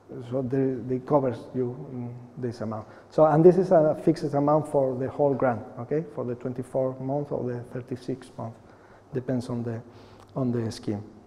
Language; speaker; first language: English; non-native, fluent; Spanish